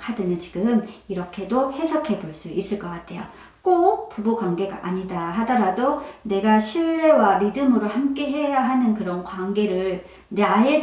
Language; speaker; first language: Korean; native; Korean